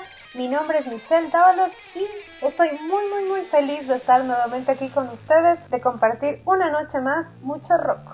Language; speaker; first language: Spanish; native; Spanish